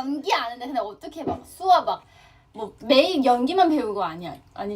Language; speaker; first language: Korean; non-native, fluent; Thai